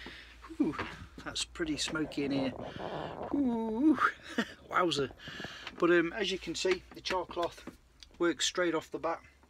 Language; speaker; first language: English; native; English